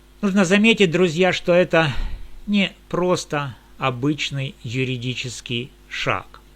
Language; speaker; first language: Russian; native; Russian